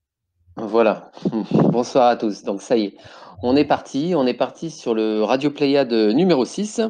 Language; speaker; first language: French; native; French